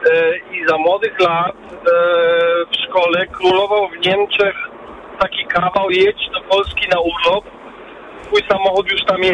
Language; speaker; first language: Polish; early bilingual, other home language; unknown